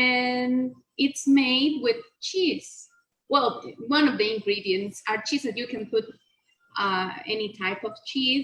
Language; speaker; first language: English; non-native, learner; Spanish